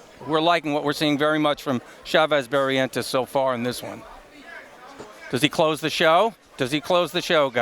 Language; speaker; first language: English; native; English